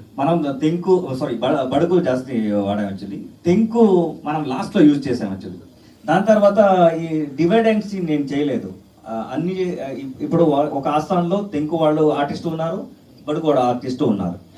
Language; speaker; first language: Telugu; non-native, learner; Kannada